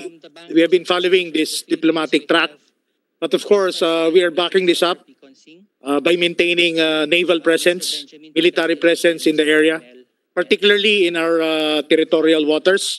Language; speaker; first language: English; non-native, local second language; Filipino